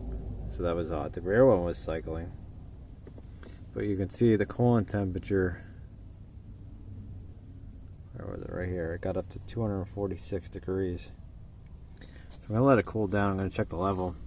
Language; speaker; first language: English; native; English